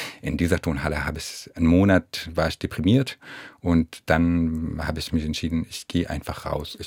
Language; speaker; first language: German; non-native, fluent; Arabic